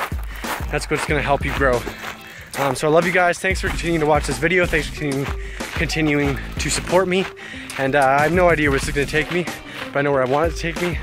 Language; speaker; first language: English; native; English